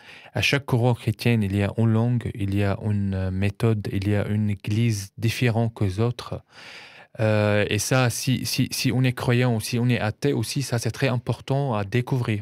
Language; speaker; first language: French; non-native, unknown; Arabic